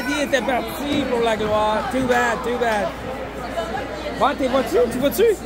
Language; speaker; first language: French; native; French